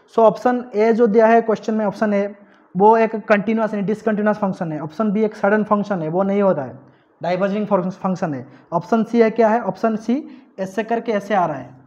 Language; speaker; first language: Hindi; non-native, local second language; Odia